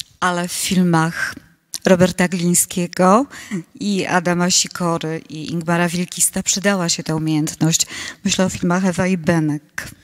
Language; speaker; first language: Polish; native; Polish